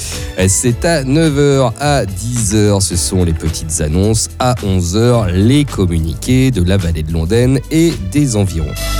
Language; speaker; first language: French; native; French